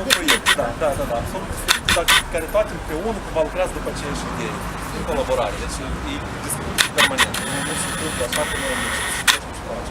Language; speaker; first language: Romanian; native; Romanian